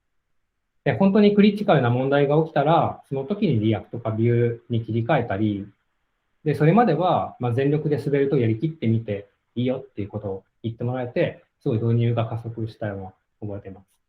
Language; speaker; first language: Japanese; native; Japanese